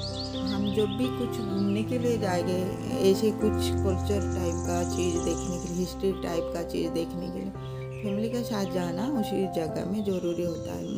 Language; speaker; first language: Hindi; non-native, local second language; Odia